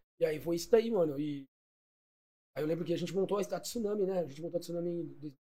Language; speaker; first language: Portuguese; native; Portuguese